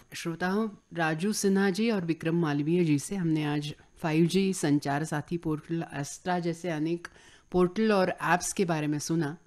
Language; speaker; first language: Hindi; non-native, local second language; Marathi